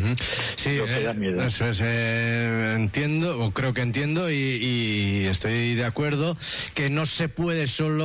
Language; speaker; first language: Spanish; native; Spanish